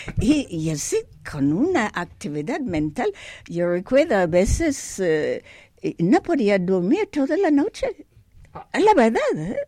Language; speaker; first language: Spanish; non-native, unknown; English